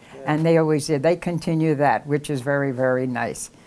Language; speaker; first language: English; native; English